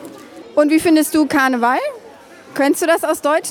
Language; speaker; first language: German; native; German